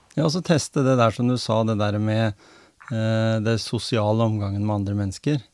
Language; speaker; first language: Norwegian; native; Norwegian